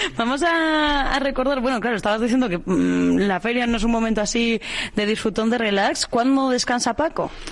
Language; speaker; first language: Spanish; native; Spanish